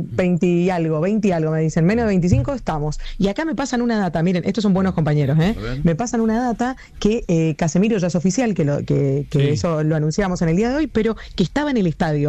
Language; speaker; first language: Spanish; native; Spanish